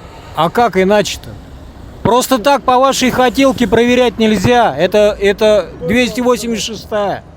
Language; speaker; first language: Russian; native; Russian